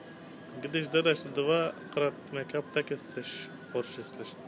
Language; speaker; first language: Czech; non-native, learner; Turkish